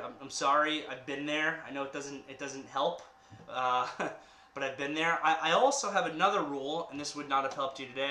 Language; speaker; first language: English; native; English